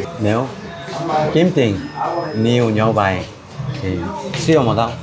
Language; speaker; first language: Vietnamese; non-native, learner; Korean